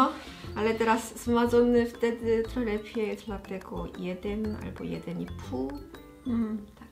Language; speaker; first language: Polish; non-native, learner; Korean